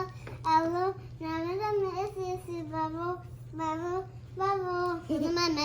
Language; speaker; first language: Armenian; early bilingual, heritage; English